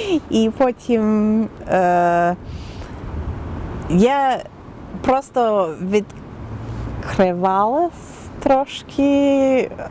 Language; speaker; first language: Ukrainian; non-native, learner; English